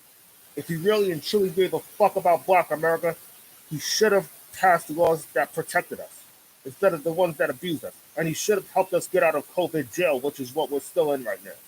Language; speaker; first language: English; native; English